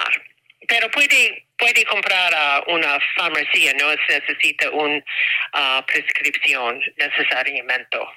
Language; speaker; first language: Spanish; non-native, learner; English